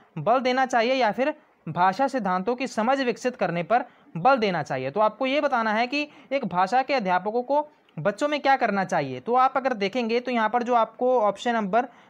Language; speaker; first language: Hindi; non-native, local second language; Punjabi